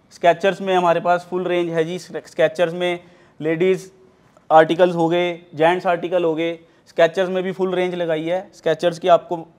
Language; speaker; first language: Hindi; native; Hindi